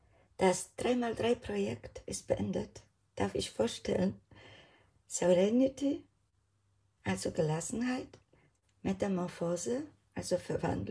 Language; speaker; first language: German; non-native, fluent; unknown